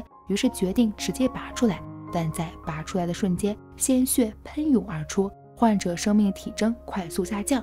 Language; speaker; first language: Chinese; native; Chinese